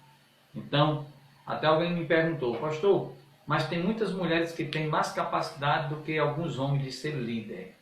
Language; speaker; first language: Portuguese; native; Portuguese